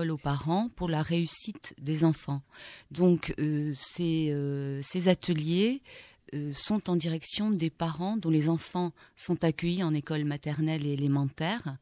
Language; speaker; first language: French; native; French